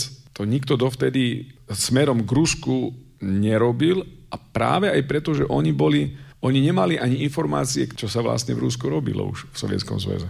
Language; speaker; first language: Slovak; native; Slovak